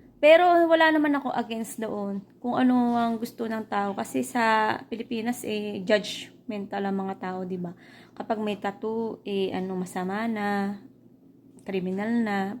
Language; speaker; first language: Filipino; native; Filipino